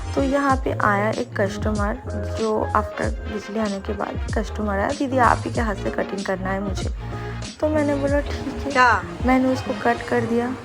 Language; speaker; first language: Hindi; non-native, local second language; Bangla